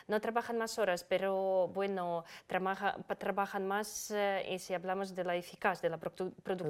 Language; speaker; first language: Spanish; non-native, fluent; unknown